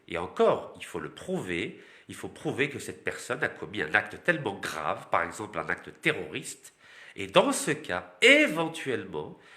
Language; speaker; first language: French; non-native, local second language; Arabic